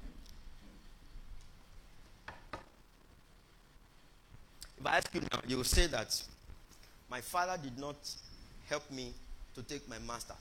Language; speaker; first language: English; non-native, local second language; Yoruba